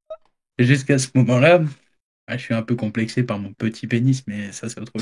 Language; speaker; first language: French; native; French